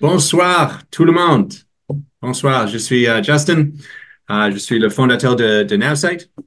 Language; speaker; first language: French; non-native, learner; English